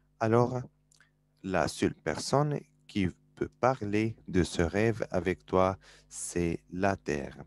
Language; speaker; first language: French; non-native, learner; Arabic